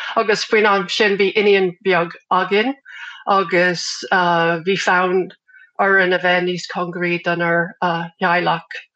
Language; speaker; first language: Irish; non-native, local second language; English